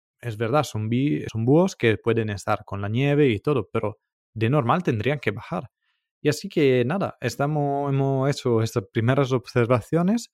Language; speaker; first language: Spanish; non-native, fluent; Italian